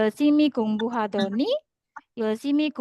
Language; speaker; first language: Korean; non-native, fluent; Indonesian